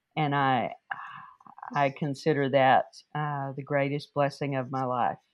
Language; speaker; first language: English; native; English